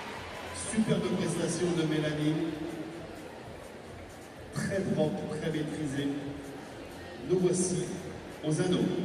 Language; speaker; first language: French; native; French